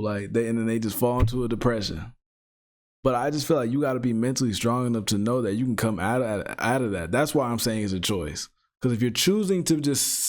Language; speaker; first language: English; native; English